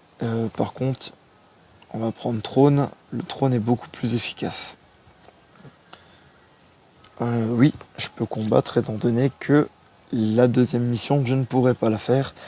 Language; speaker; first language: French; native; French